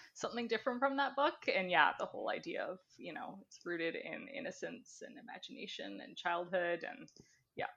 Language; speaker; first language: English; native; English